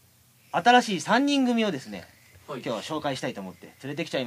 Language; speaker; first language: Japanese; native; Japanese